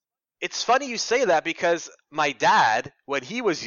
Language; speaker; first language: English; native; English